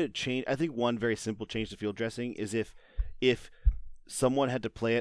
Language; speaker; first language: English; native; English